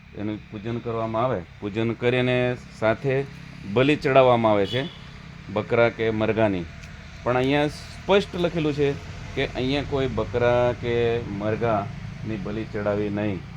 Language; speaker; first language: Gujarati; native; Gujarati